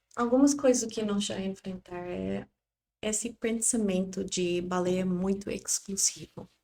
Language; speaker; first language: Portuguese; non-native, learner; English